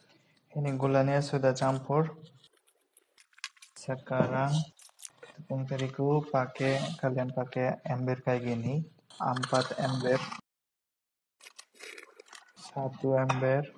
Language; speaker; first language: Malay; non-native, local second language; Bangla